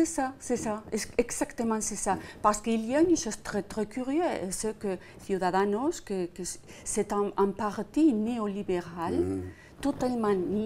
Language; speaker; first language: French; non-native, fluent; Spanish